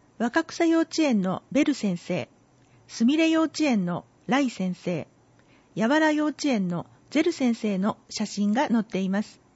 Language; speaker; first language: Japanese; native; Japanese